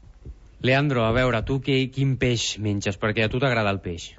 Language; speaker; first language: Catalan; native; Catalan